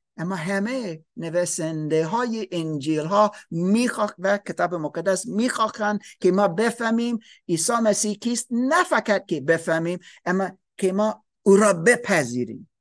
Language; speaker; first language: Persian; non-native, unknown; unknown